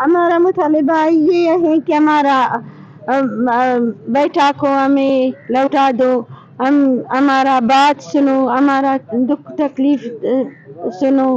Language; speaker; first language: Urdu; non-native, local second language; Brahui